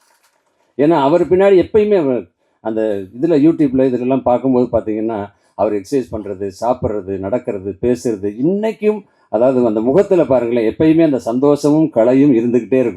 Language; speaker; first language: Tamil; native; Tamil